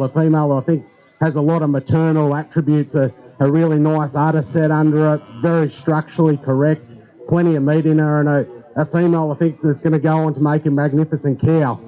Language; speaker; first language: English; native; English